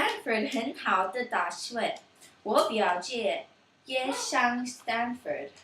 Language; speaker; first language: Chinese; non-native, learner; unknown